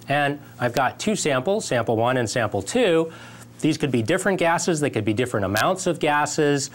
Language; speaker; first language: English; native; English